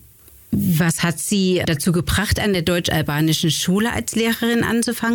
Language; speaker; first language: German; native; German